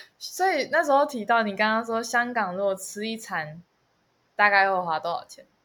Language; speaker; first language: Chinese; native; Chinese